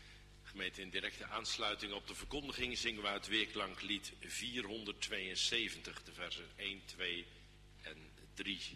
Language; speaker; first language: Dutch; native; Dutch